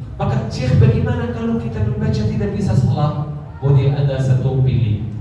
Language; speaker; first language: Malay; non-native, learner; Arabic